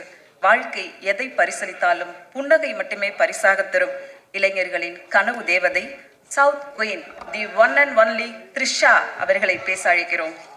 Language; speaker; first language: Tamil; native; Tamil